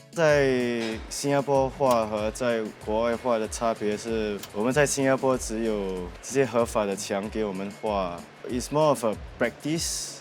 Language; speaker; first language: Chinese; native; Chinese